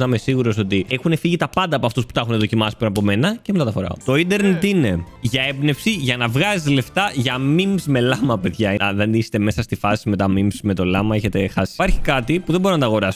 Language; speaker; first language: Greek; native; Greek